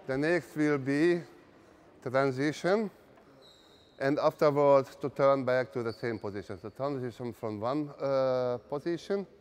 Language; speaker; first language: English; non-native, learner; Hungarian